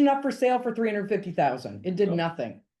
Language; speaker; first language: English; native; English